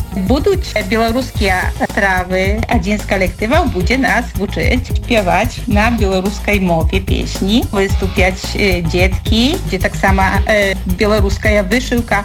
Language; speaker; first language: Belarusian; native; Belarusian